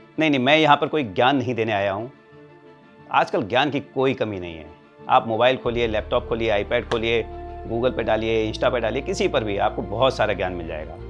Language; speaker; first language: Hindi; native; Hindi